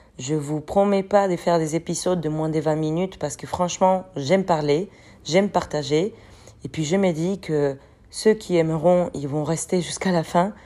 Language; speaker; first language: French; non-native, fluent; Spanish